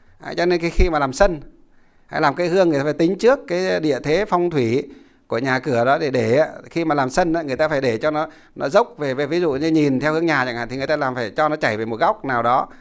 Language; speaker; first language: Vietnamese; non-native, local second language; Muong